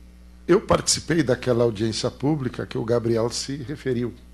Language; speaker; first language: Portuguese; native; Portuguese